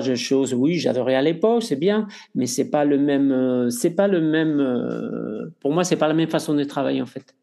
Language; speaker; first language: French; non-native, fluent; Spanish